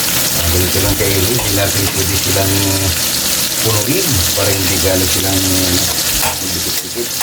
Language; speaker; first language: Filipino; native; Filipino